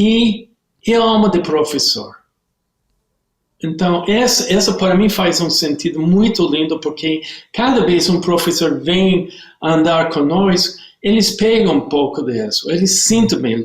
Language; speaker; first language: Portuguese; non-native, learner; English